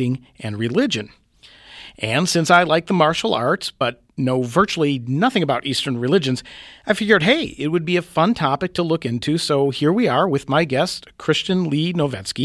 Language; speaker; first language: English; native; English